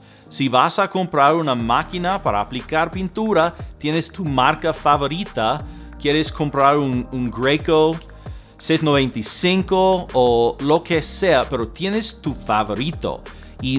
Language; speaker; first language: Spanish; non-native, fluent; English